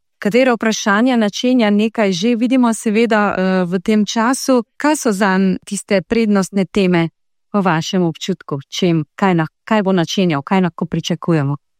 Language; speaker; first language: Slovenian; native; Slovenian